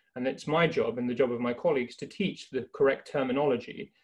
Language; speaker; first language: English; native; English